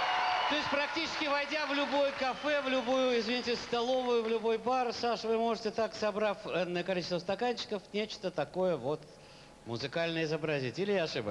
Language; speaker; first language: Russian; native; Russian